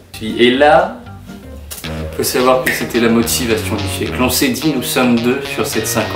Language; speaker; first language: French; native; French